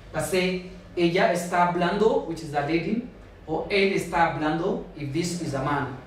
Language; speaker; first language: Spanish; non-native, fluent; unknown